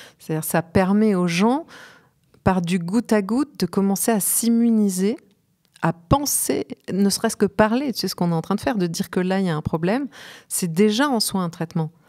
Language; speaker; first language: French; native; French